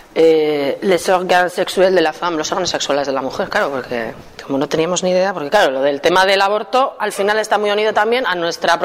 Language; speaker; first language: Spanish; native; Spanish